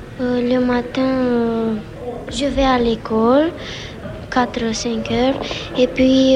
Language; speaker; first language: French; non-native, learner; Romanian